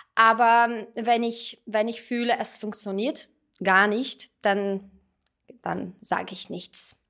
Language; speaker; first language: German; non-native, fluent; Russian